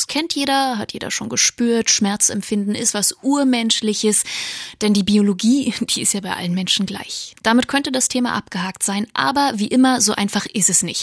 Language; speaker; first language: German; native; German